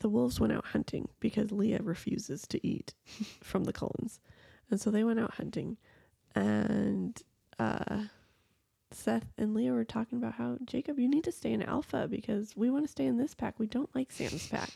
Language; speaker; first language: English; native; English